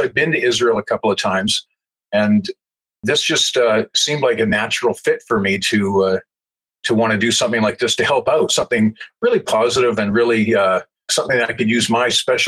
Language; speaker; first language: English; native; English